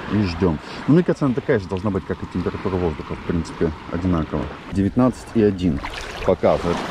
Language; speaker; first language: Russian; native; Russian